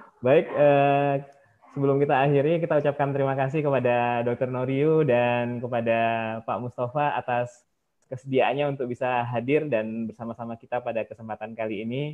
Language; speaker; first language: Indonesian; native; Indonesian